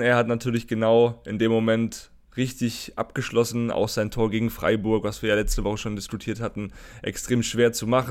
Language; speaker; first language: German; native; German